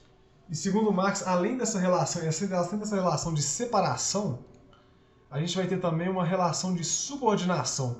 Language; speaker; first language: Portuguese; native; Portuguese